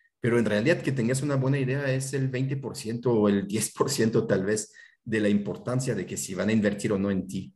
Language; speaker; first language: Spanish; non-native, fluent; French